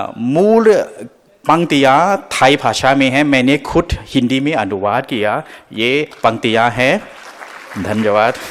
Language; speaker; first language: Hindi; non-native, fluent; Thai